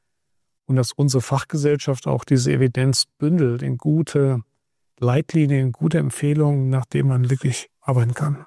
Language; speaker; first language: German; native; German